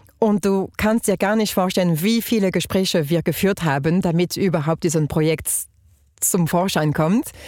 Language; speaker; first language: German; non-native, fluent; French